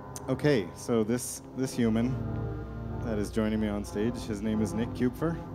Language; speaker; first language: English; native; English